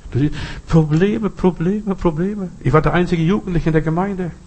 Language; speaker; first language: German; non-native, fluent; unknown